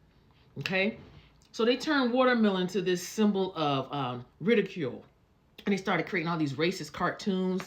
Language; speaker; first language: English; native; English